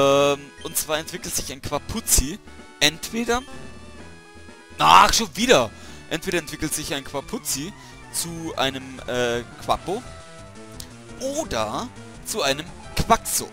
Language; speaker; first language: German; native; German